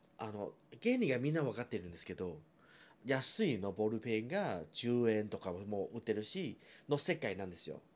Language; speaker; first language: Japanese; non-native, fluent; Chinese